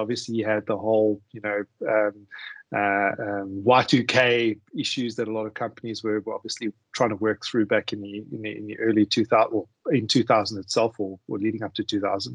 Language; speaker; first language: English; native; English